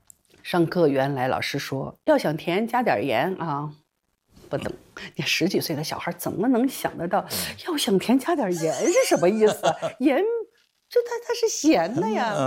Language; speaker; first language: Chinese; native; Chinese